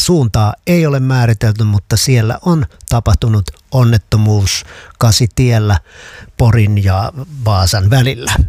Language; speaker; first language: Finnish; native; Finnish